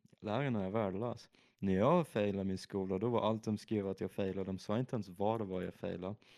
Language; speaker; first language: Swedish; early bilingual, other home language; German